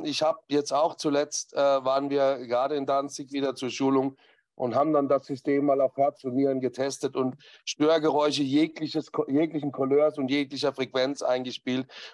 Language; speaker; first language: German; native; German